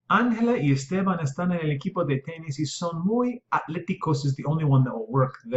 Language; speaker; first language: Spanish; non-native, fluent; English